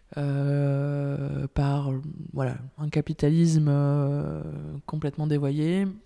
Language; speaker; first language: French; native; French